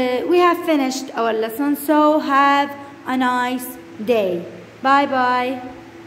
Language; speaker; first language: English; non-native, fluent; Arabic